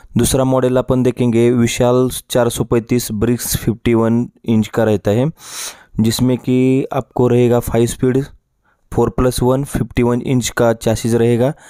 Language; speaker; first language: Hindi; non-native, local second language; Marathi